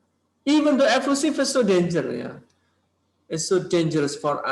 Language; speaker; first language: English; non-native, learner; Indonesian